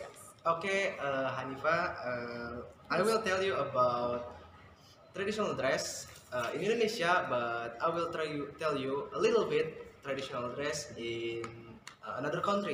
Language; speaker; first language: English; non-native, fluent; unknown